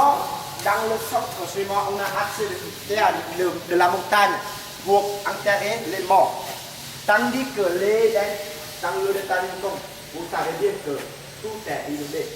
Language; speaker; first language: French; non-native, fluent; Vietnamese